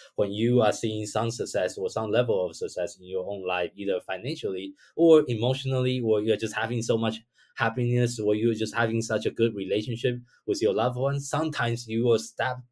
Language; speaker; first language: English; non-native, fluent; Chinese